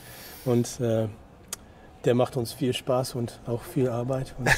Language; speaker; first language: German; non-native, fluent; English